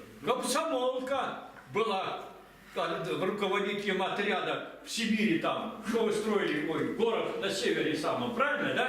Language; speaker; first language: Russian; native; Russian